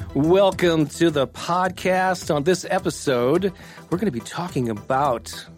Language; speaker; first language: English; native; English